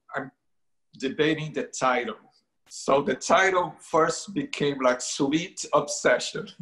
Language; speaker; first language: English; non-native, fluent; Portuguese